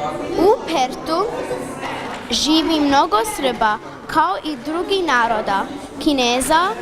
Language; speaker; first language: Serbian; early bilingual, heritage; Serbian